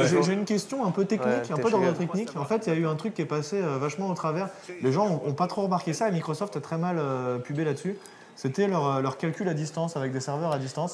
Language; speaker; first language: French; native; French